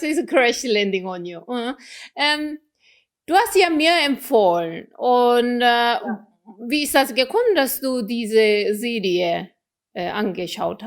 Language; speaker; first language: German; non-native, fluent; Korean